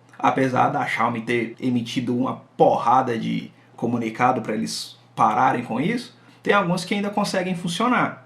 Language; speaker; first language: Portuguese; native; Portuguese